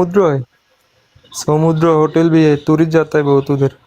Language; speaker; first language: Hindi; non-native, learner; Bangla